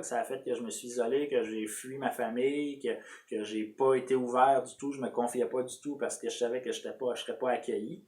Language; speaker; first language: French; native; French